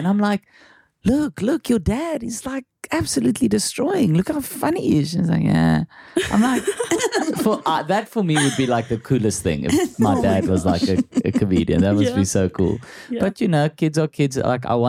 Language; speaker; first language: English; non-native, local second language; Afrikaans